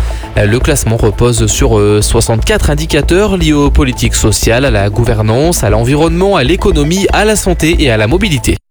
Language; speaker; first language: French; native; French